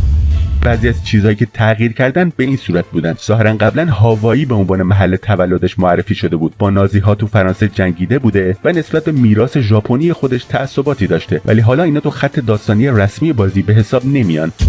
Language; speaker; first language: Persian; native; Persian